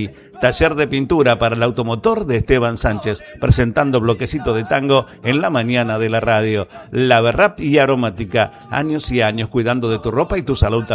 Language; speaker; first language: Spanish; native; Spanish